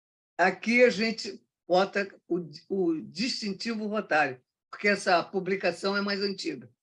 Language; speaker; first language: Portuguese; native; Portuguese